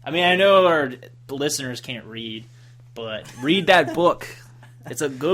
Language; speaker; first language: English; native; English